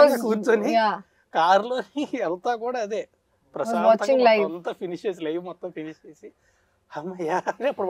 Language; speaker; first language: Telugu; native; Telugu